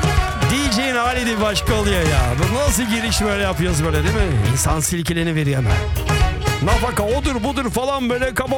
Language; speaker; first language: Turkish; native; Turkish